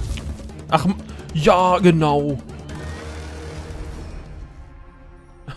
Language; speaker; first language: German; native; German